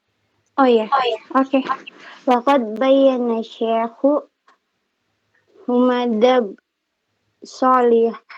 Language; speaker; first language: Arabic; non-native, learner; Indonesian